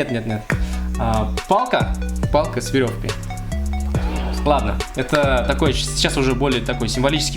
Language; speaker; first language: Russian; native; Russian